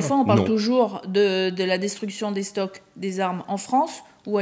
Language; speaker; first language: French; native; French